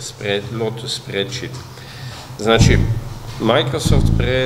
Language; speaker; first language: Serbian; non-native, fluent; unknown